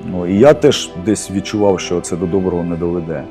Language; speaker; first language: Ukrainian; early bilingual, other home language; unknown